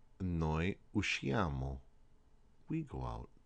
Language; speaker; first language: Italian; non-native, fluent; English